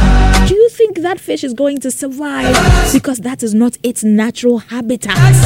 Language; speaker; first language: English; native; English